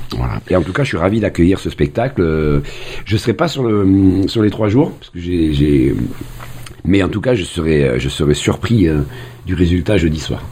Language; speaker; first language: French; native; French